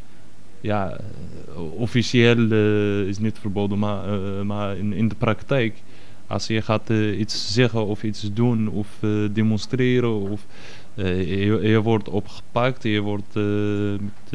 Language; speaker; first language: Dutch; non-native, fluent; Arabic